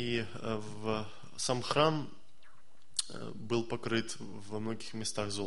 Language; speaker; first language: Russian; native; Russian